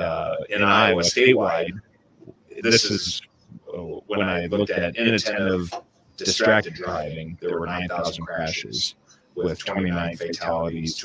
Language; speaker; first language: English; native; English